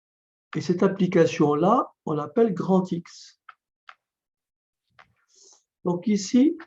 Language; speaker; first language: French; native; French